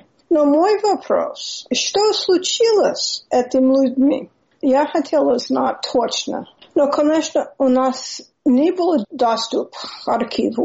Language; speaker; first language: Russian; non-native, learner; English